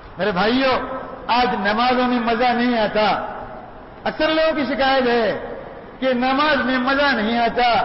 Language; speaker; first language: Urdu; non-native, local second language; Konkani